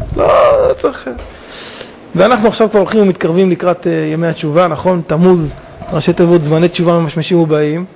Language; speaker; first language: Hebrew; native; Hebrew